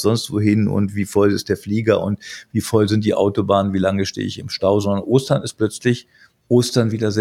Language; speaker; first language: German; native; German